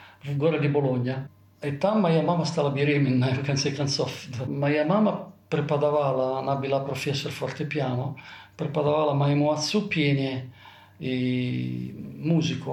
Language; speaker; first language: Russian; non-native, fluent; Italian